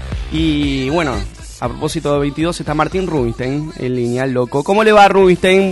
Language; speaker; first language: Spanish; native; Spanish